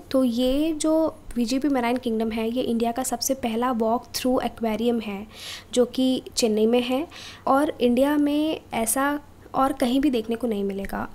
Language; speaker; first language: Hindi; non-native, local second language; Marathi